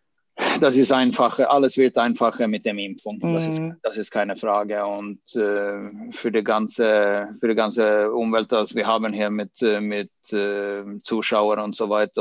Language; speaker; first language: German; non-native, fluent; Swedish